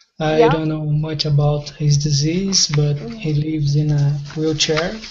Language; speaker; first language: English; non-native, learner; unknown